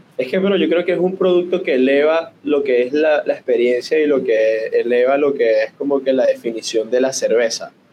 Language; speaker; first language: Spanish; native; Spanish